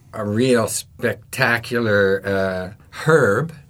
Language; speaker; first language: English; native; English